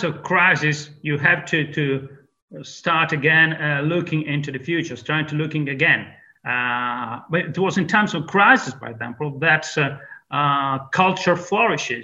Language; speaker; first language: English; non-native, fluent; Italian